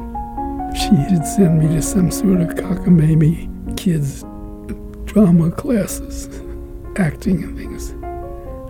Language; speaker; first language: English; native; English